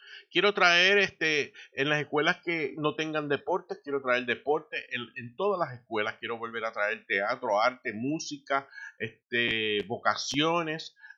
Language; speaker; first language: Spanish; native; Spanish